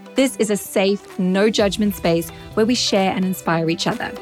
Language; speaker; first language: English; native; English